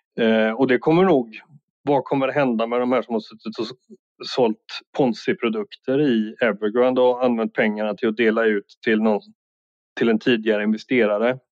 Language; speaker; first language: Swedish; native; Swedish